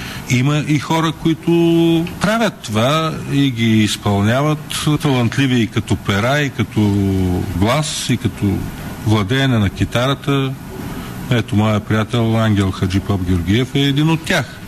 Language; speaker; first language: Bulgarian; native; Bulgarian